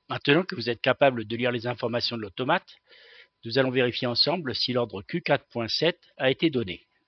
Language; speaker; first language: French; native; French